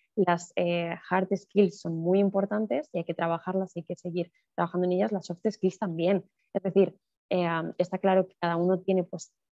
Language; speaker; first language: Spanish; native; Spanish